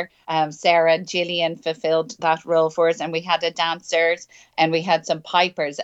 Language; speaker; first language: English; native; English